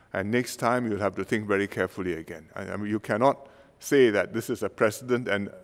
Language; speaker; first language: English; native; English